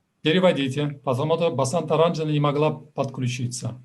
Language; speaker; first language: Russian; native; Russian